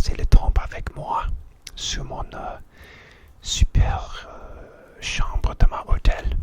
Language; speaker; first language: French; non-native, learner; English